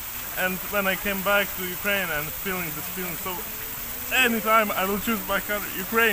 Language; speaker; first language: English; non-native, learner; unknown